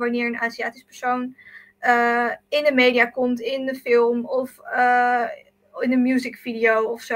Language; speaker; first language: Dutch; early bilingual, other home language; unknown